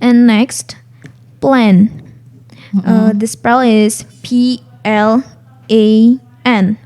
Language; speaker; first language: English; non-native, learner; Indonesian